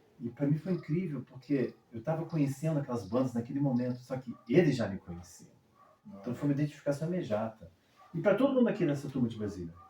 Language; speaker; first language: Portuguese; early bilingual, other home language; English